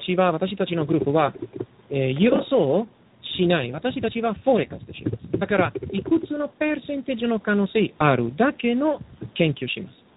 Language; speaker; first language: Japanese; non-native, learner; Italian